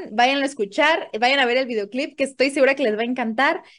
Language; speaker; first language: Spanish; native; Spanish